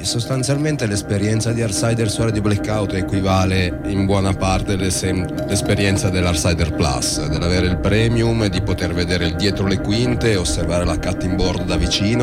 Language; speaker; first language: Italian; native; Italian